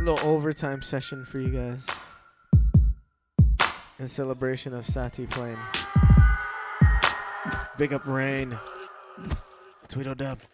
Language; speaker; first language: English; native; English